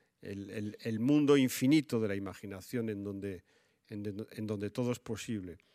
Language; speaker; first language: Spanish; native; Spanish